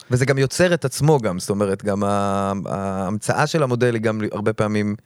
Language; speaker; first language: Hebrew; native; Hebrew